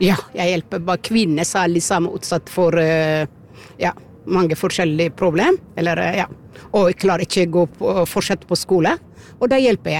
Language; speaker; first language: Norwegian; non-native, learner; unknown